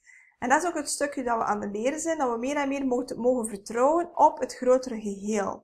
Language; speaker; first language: Dutch; native; Dutch